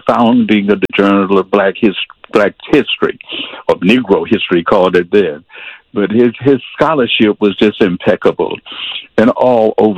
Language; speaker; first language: English; native; English